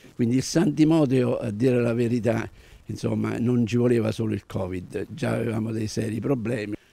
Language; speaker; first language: Italian; native; Italian